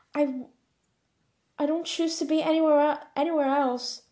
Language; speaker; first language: English; non-native, fluent; Portuguese